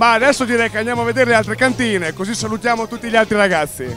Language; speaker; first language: Italian; native; Italian